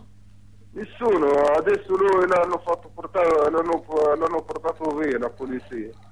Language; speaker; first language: Italian; non-native, learner; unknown